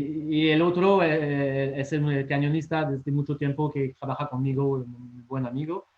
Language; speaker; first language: Spanish; non-native, fluent; French